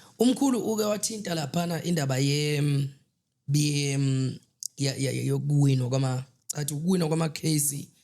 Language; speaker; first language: Zulu; native; Zulu